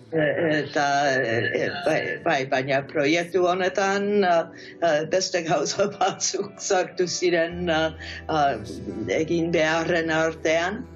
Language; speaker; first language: Basque; non-native, fluent; English